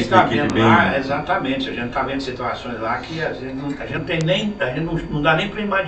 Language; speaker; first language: Portuguese; native; Portuguese